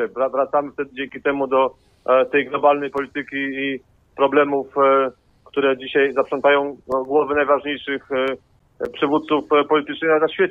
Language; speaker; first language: Polish; native; Polish